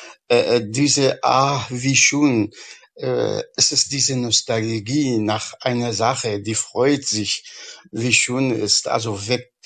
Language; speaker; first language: German; non-native, fluent; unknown